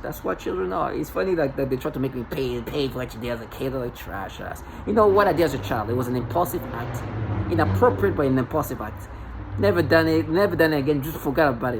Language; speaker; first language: English; non-native, fluent; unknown